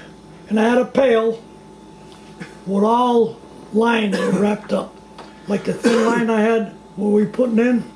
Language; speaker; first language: English; native; English